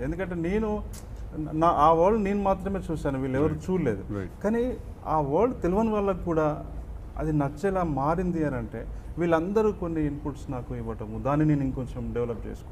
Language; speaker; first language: Telugu; native; Telugu